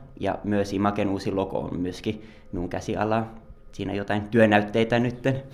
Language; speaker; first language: Finnish; native; Finnish